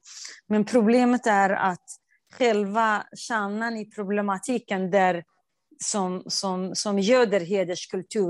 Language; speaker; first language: Swedish; non-native, fluent; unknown